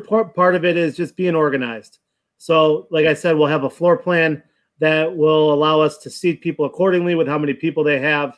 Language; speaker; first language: English; native; English